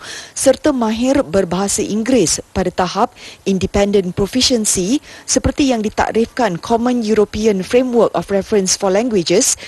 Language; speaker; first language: Malay; native; Malay